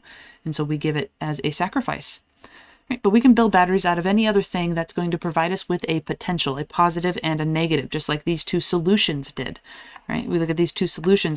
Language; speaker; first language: English; native; English